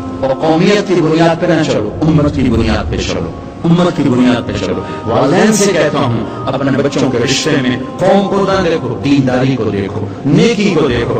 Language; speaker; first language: Urdu; non-native, local second language; Punjabi